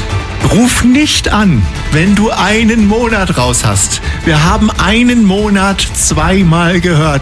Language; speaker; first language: German; native; German